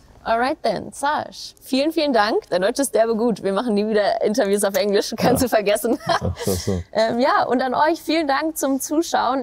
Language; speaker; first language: German; native; German